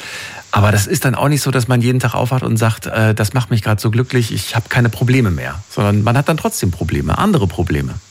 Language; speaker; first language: German; native; German